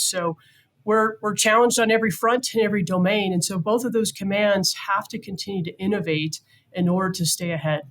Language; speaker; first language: English; native; English